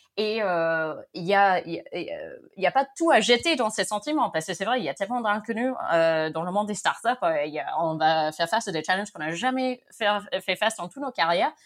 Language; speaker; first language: French; non-native, fluent; English